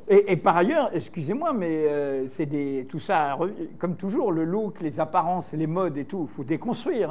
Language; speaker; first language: French; native; French